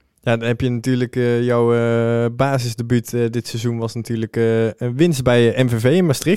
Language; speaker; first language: Dutch; native; Dutch